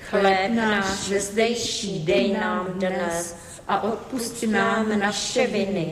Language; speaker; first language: Czech; native; Czech